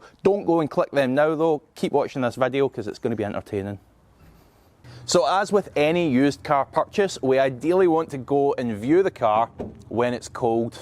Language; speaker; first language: English; native; English